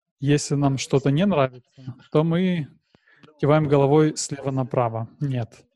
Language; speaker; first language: Russian; non-native, learner; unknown